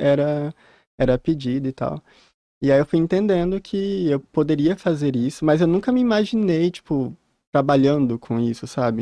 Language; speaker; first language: Portuguese; native; Portuguese